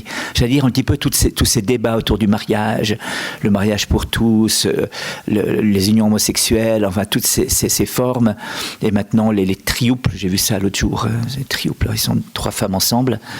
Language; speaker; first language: French; native; French